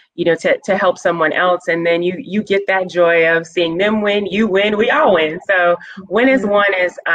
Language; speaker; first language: English; native; English